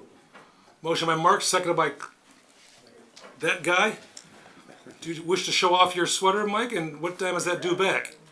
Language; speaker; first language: English; native; English